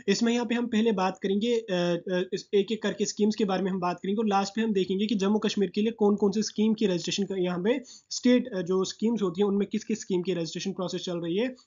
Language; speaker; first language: Hindi; non-native, local second language; Kashmiri